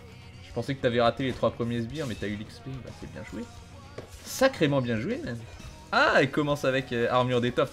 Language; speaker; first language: French; native; French